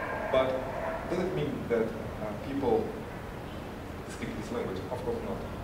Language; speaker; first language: English; non-native, fluent; Portuguese